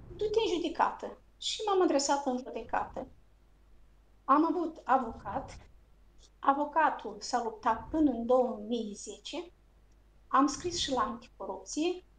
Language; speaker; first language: Romanian; native; Romanian